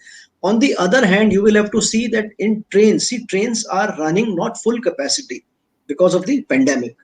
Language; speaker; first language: English; non-native, local second language; Hindi